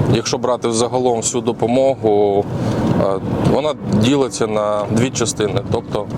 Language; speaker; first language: Ukrainian; early bilingual, other home language; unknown